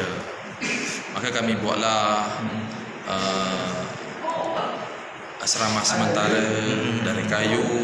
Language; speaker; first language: Indonesian; native; Indonesian